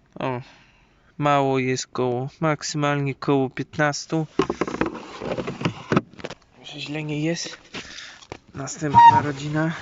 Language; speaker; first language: Polish; native; Polish